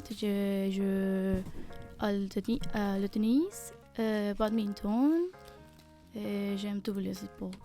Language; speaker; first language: French; non-native, learner; Spanish